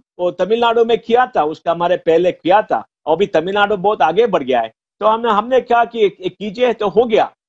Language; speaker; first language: Hindi; non-native, local second language; Konkani